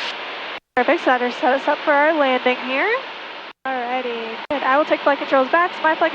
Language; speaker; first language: English; native; English